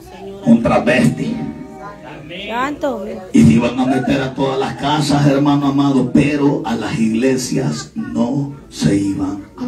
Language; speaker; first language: Spanish; native; Spanish